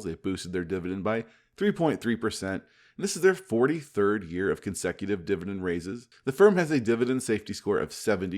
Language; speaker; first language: English; native; English